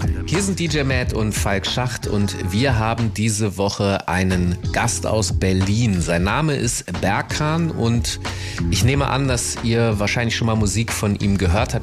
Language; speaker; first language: German; native; German